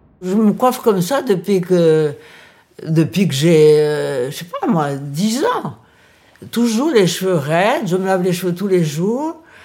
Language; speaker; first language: French; early bilingual, other home language; Portuguese